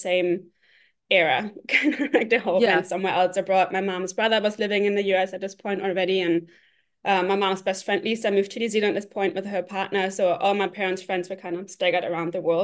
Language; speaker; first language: English; non-native, fluent; German